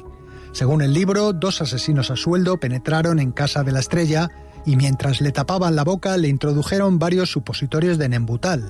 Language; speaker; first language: Spanish; native; Spanish